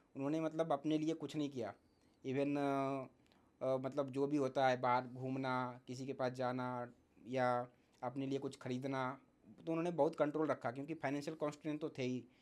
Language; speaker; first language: Hindi; native; Hindi